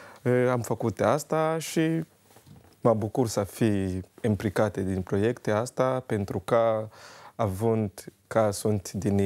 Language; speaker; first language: Romanian; non-native, learner; Kinyarwanda